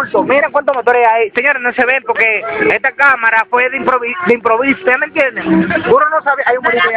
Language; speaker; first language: Spanish; native; Spanish